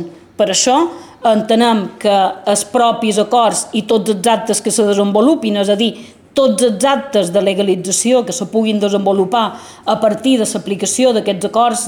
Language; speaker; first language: Catalan; native; Catalan